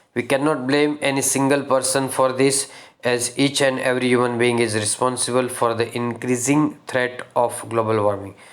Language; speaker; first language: English; non-native, local second language; Gujarati